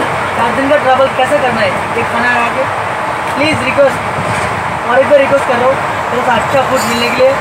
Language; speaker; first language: Hindi; non-native, local second language; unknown